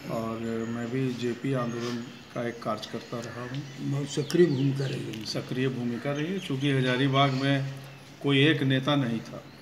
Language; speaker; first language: Hindi; native; Hindi